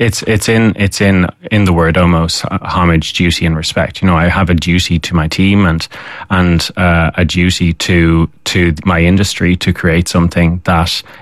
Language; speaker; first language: English; native; English